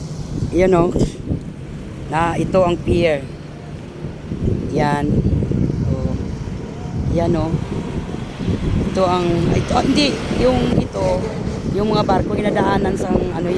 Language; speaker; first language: Filipino; non-native, local second language; Hiligaynon